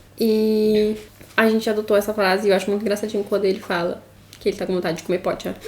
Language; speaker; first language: Portuguese; native; Portuguese